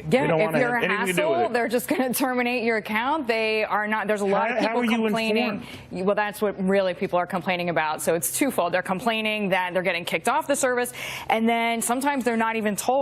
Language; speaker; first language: English; native; English